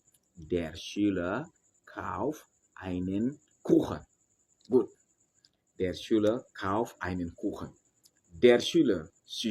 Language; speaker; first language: German; non-native, fluent; French